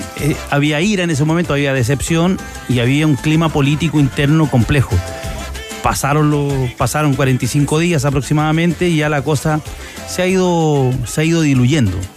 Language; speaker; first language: Spanish; native; Spanish